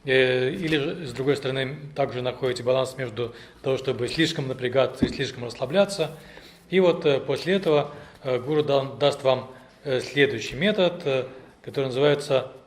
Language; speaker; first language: Russian; native; Russian